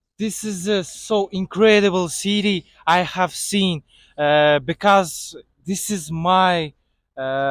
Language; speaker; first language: English; non-native, learner; Kazakh